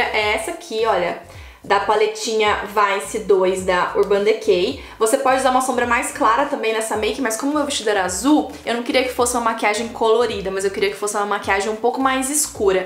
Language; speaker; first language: Portuguese; native; Portuguese